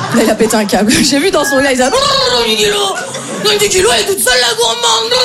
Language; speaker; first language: French; native; French